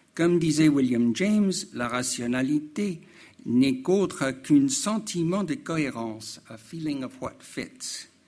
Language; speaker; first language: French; non-native, fluent; English